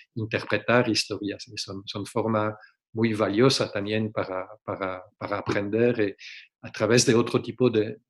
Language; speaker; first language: Spanish; non-native, fluent; French